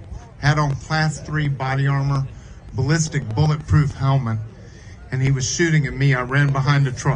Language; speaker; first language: English; native; English